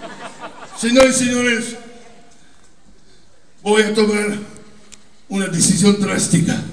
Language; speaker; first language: Spanish; non-native, fluent; Italian